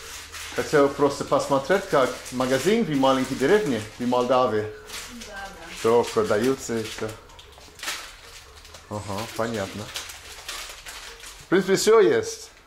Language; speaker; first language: Russian; non-native, learner; English